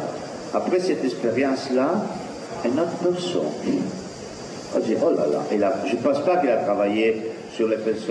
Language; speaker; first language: French; non-native, fluent; Italian